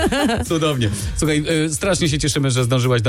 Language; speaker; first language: Polish; native; Polish